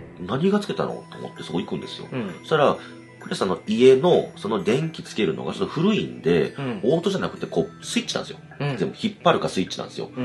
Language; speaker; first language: Japanese; native; Japanese